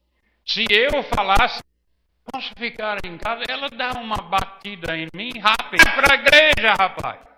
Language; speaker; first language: Portuguese; non-native, fluent; English